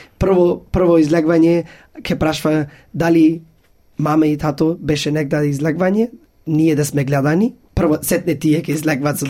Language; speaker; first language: Macedonian; early bilingual, heritage; Macedonian